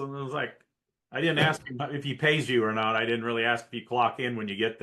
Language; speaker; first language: English; native; English